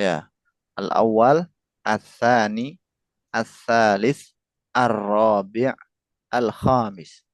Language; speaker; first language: Arabic; non-native, fluent; Indonesian